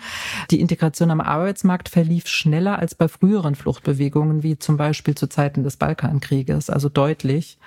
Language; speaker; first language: German; native; German